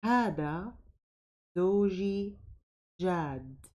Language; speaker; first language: Arabic; native; Arabic